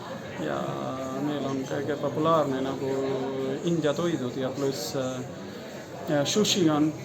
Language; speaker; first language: Estonian; non-native, learner; Hindi